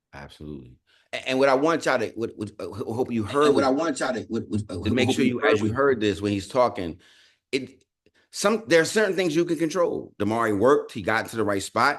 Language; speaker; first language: English; native; English